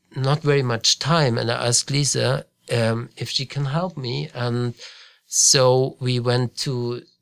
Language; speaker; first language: English; non-native, fluent; German